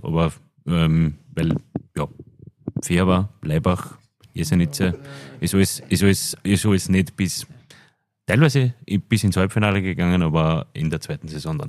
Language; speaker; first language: German; native; German